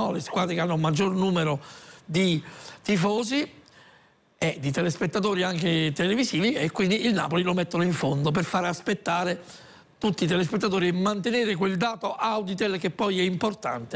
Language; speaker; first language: Italian; native; Italian